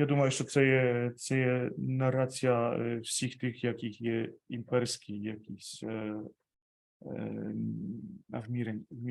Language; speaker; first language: Ukrainian; non-native, fluent; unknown